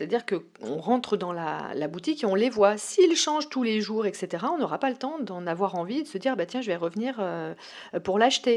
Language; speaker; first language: French; native; French